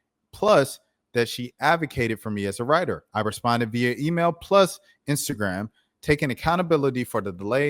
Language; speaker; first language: English; native; English